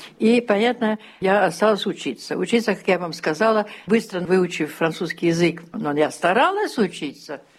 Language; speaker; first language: Russian; early bilingual, heritage; Russian